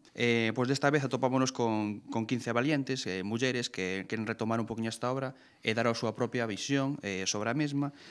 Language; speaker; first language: Galician; non-native, local second language; Spanish